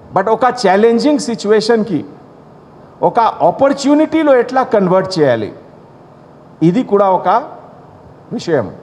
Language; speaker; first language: Telugu; non-native, fluent; Hindi